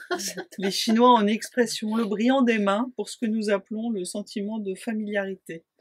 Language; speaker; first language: French; native; French